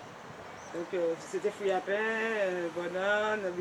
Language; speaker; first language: French; native; French